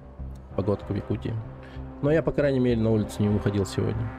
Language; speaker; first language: Russian; native; Russian